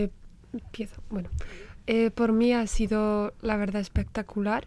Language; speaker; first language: Spanish; non-native, fluent; Riffian